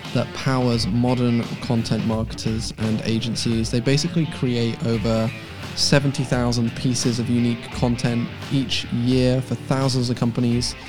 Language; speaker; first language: English; native; English